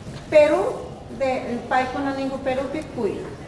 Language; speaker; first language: Spanish; non-native, local second language; Quechua